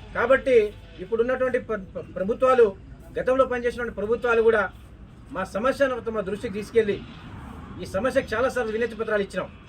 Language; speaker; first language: Telugu; non-native, local second language; Lambadi